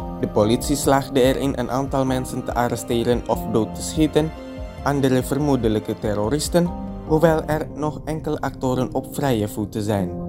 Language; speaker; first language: Dutch; non-native, fluent; Indonesian